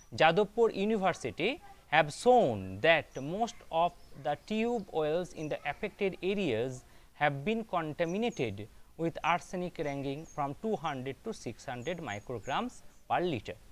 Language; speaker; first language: English; non-native, local second language; Bangla